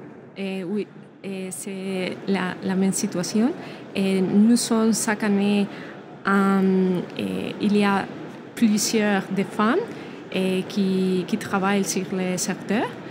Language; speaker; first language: French; non-native, learner; Spanish